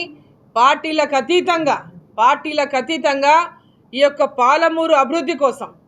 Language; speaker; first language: Telugu; native; Telugu